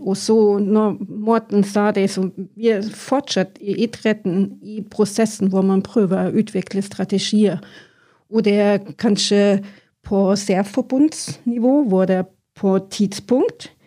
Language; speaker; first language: Norwegian; non-native, fluent; German